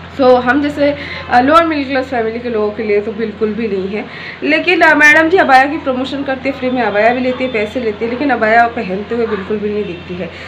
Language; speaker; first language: Hindi; non-native, local second language; Bangla